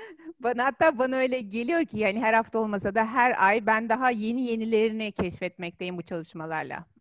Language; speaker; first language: Turkish; native; Turkish